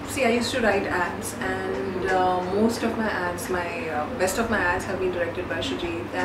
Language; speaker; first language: English; non-native, local second language; Hindi